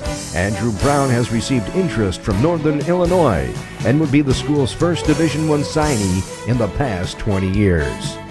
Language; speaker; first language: English; native; English